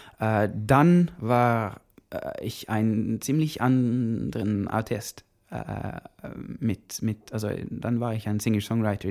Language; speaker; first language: German; non-native, learner; Norwegian